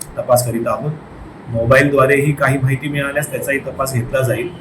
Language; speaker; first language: Marathi; native; Marathi